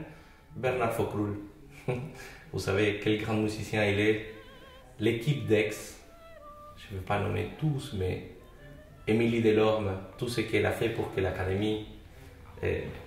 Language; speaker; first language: French; non-native, fluent; Spanish